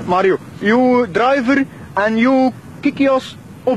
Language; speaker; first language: Dutch; non-native, learner; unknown